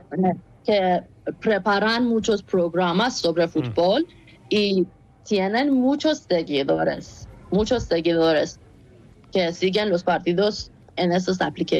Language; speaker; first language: Spanish; non-native, fluent; Persian